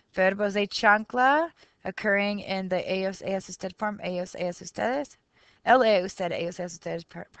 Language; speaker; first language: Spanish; non-native, fluent; English